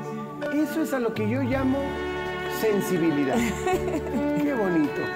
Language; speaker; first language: Spanish; native; Spanish